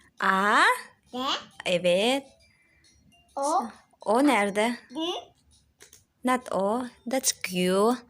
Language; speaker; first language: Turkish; non-native, learner; Filipino